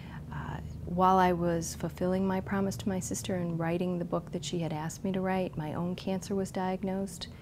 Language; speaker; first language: English; native; English